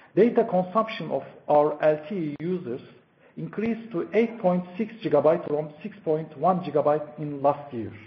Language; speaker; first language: English; non-native, fluent; Turkish